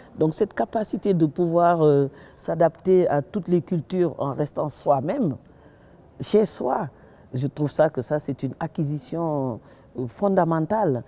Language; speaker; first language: French; non-native, local second language; Wolof